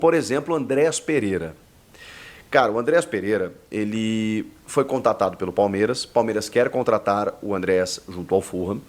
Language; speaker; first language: Portuguese; native; Portuguese